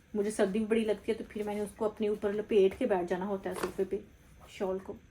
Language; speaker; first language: Urdu; native; Urdu